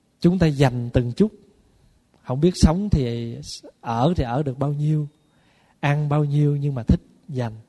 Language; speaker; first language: Vietnamese; early bilingual, other home language; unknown